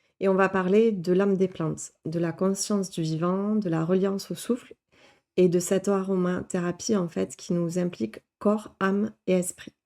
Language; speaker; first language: French; native; French